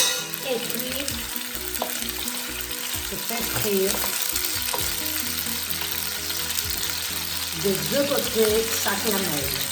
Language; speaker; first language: French; non-native, fluent; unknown